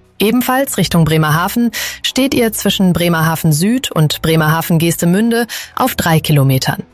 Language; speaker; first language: German; native; German